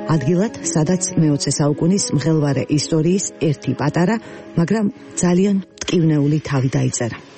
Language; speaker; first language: Georgian; native; Georgian